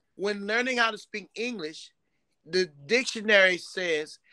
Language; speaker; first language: English; native; English